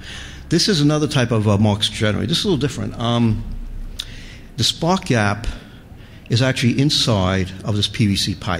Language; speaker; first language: English; native; English